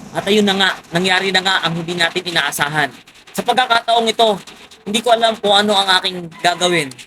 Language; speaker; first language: Filipino; native; Filipino